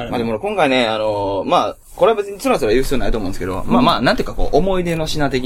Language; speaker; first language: Japanese; native; Japanese